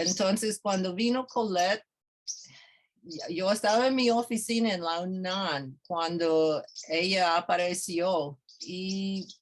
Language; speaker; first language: Spanish; non-native, fluent; English